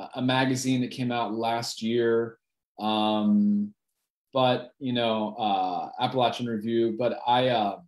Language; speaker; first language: English; native; English